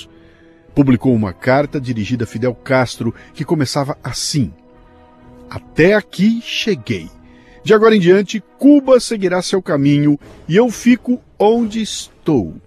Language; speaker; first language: Portuguese; native; Portuguese